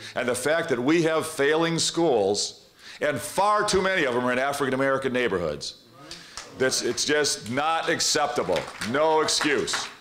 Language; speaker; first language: English; native; English